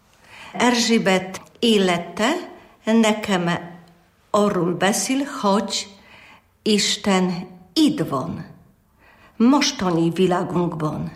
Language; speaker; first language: Hungarian; non-native, learner; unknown